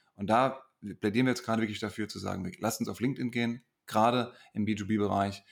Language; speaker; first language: German; native; German